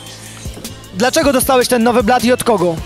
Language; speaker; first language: Polish; native; Polish